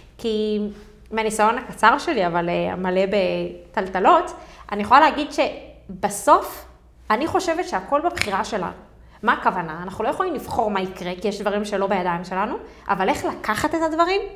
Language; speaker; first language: Hebrew; native; Hebrew